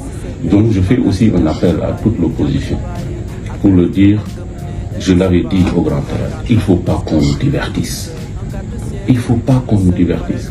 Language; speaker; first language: French; non-native, local second language; Wolof